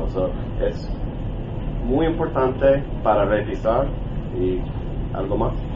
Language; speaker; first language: Spanish; non-native, learner; English